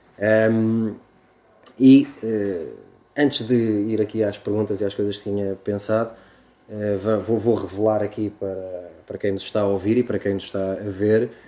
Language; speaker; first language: Portuguese; native; Portuguese